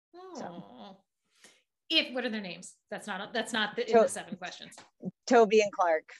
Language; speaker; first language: English; native; English